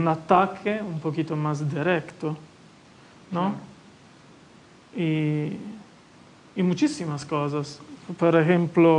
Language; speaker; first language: Spanish; non-native, fluent; Italian